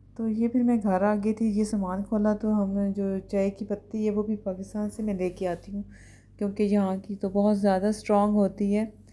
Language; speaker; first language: Urdu; native; Urdu